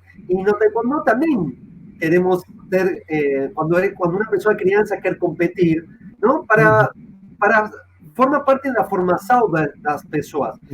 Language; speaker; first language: Portuguese; non-native, fluent; Spanish